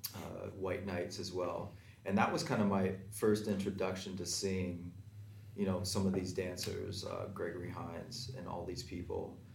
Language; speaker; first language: English; native; English